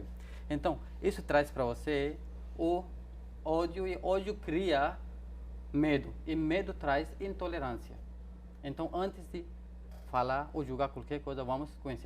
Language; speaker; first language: Portuguese; non-native, fluent; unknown